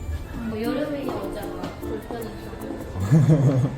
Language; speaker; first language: Korean; non-native, learner; Japanese